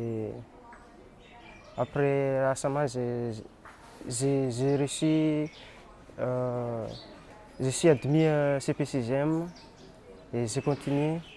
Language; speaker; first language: French; non-native, local second language; Malagasy